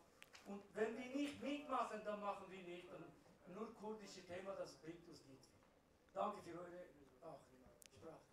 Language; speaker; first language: German; non-native, learner; Central Kurdish